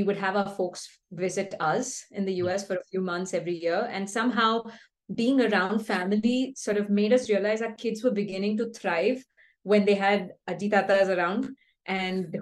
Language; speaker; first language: English; non-native, local second language; Kannada